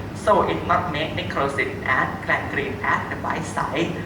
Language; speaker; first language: English; non-native, learner; Thai